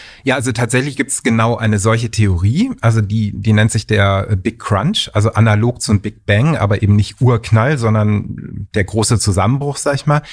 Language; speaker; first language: German; native; German